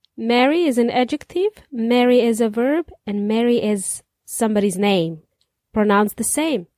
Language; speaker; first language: English; non-native, fluent; Serbian